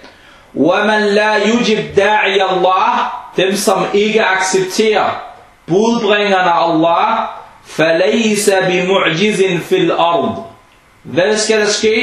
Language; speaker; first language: Danish; non-native, fluent; Arabic